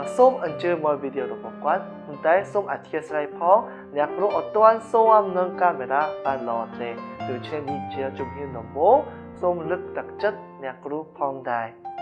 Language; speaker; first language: Khmer; non-native, fluent; Korean